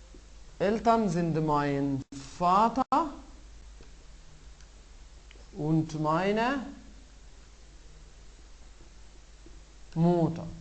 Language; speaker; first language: German; non-native, fluent; Arabic